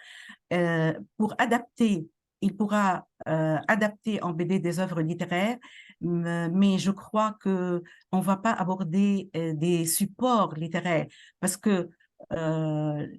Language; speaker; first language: French; non-native, local second language; Arabic